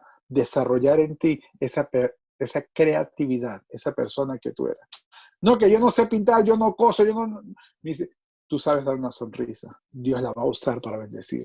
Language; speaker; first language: Spanish; native; Spanish